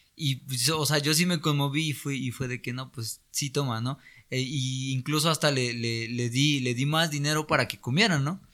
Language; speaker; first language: Spanish; native; Spanish